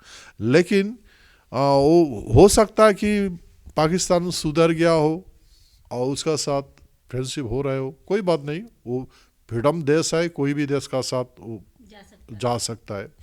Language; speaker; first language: Hindi; non-native, local second language; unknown